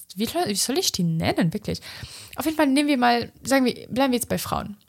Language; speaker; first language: German; non-native, fluent; Romanian